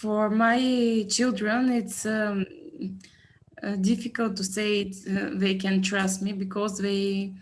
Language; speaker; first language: English; non-native, learner; Bulgarian